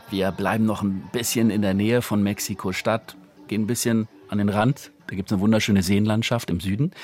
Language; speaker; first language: German; non-native, fluent; Spanish